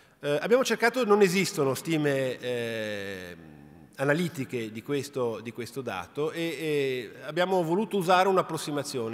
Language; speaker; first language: Italian; native; Italian